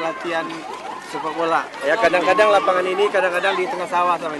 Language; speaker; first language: Indonesian; non-native, local second language; Minangkabau